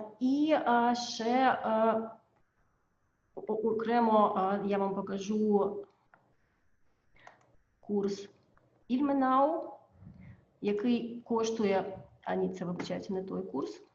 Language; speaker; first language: Ukrainian; native; Ukrainian